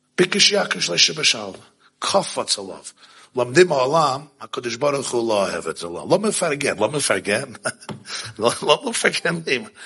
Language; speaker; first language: Hebrew; non-native, fluent; English